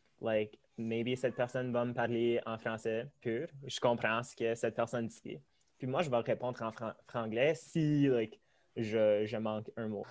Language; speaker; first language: French; non-native, local second language; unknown